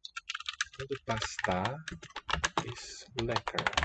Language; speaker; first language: Dutch; non-native, learner; English